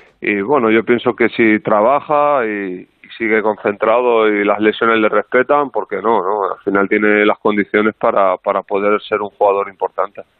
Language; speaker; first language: Spanish; non-native, fluent; Arabic